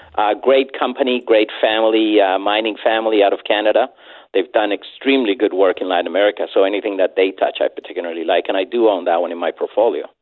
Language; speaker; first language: English; non-native, fluent; Spanish